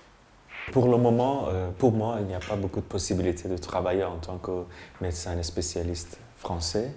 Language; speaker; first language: French; non-native, fluent; Persian